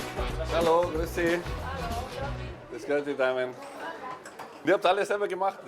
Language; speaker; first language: German; native; German